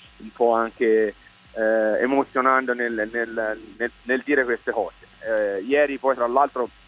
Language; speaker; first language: Italian; native; Italian